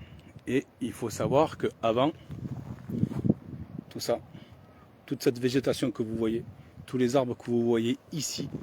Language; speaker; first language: French; native; French